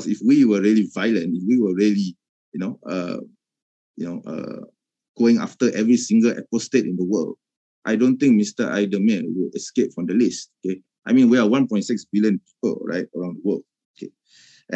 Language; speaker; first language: English; non-native, local second language; Malay